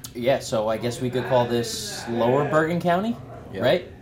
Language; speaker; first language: English; native; English